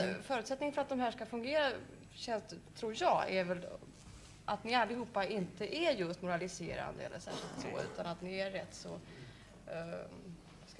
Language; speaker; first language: Swedish; native; Swedish